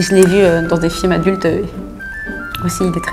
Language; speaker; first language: French; native; French